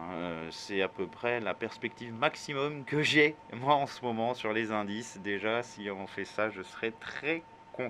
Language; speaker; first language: French; native; French